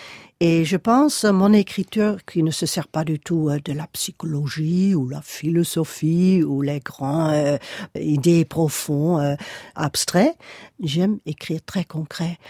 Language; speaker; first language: French; non-native, fluent; Dutch